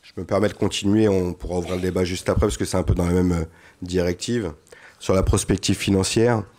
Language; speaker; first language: French; native; French